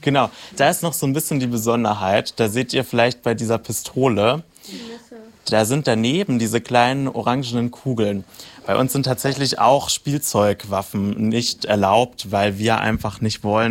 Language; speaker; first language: German; native; German